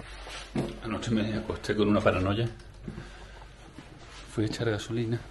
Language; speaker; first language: Spanish; native; Spanish